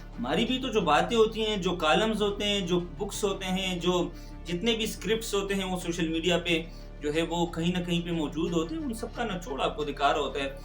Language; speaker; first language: Urdu; non-native, local second language; Pashto